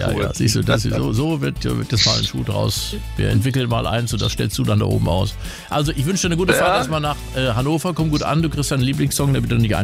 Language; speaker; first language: German; native; German